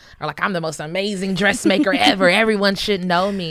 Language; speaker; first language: English; native; English